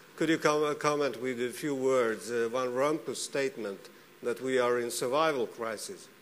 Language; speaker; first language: English; non-native, fluent; Estonian